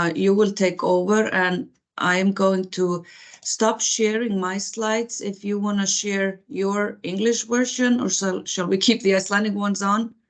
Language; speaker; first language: English; non-native, fluent; Icelandic